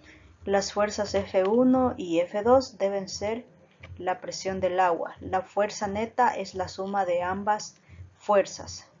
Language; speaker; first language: Spanish; native; Spanish